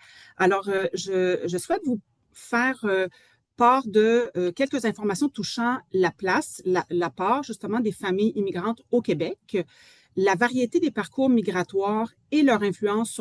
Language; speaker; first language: French; native; French